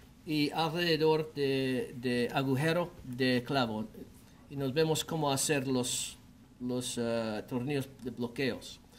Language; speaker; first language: Spanish; non-native, learner; English